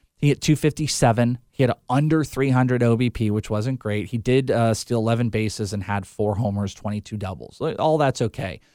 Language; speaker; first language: English; native; English